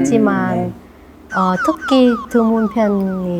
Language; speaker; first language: Korean; non-native, learner; Vietnamese